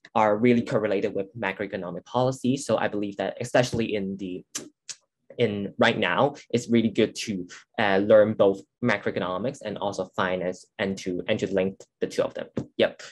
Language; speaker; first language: English; non-native, local second language; Cantonese